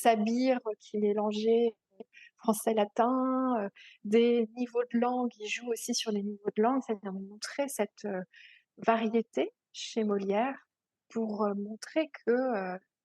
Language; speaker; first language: French; native; French